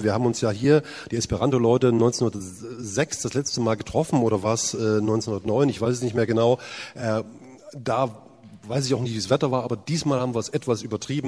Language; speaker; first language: German; native; German